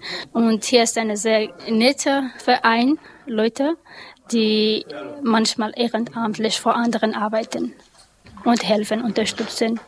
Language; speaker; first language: German; non-native, learner; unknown